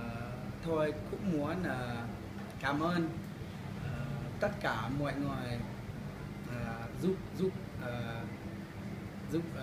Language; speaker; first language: Vietnamese; non-native, learner; English